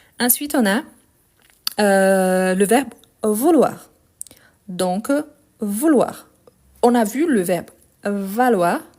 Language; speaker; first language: French; non-native, fluent; Portuguese